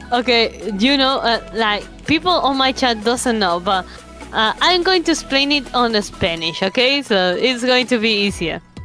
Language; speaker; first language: English; non-native, fluent; Spanish